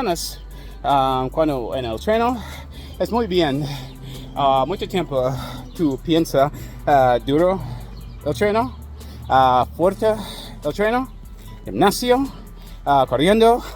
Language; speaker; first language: Spanish; non-native, learner; English